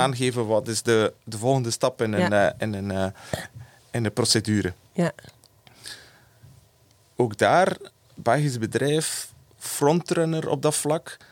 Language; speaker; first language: Dutch; native; Dutch